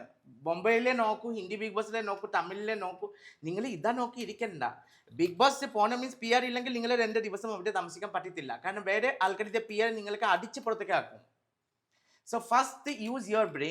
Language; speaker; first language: Malayalam; non-native, fluent; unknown